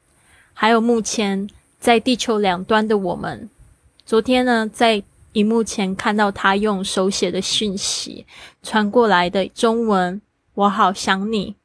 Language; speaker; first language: Chinese; native; Chinese